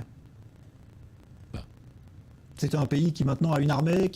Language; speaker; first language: French; native; French